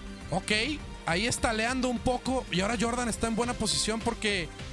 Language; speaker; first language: Spanish; native; Spanish